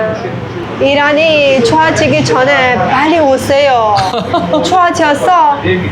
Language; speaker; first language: Korean; non-native, learner; Persian